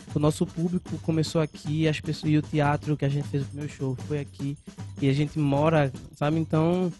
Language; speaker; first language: Portuguese; native; Portuguese